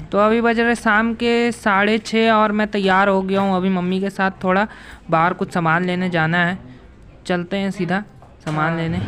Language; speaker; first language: Hindi; native; Hindi